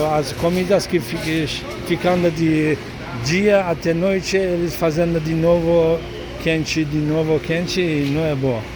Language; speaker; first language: Portuguese; non-native, learner; Turkish